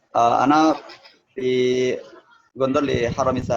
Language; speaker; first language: Arabic; non-native, learner; Indonesian